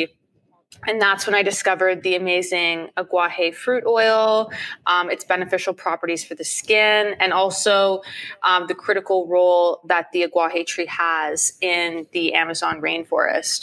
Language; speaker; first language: English; native; English